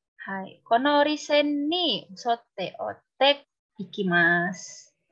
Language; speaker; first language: Japanese; non-native, learner; Indonesian